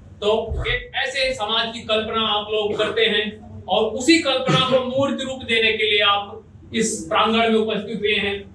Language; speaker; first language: Hindi; native; Hindi